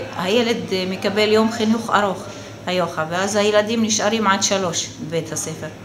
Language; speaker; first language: Hebrew; non-native, local second language; Arabic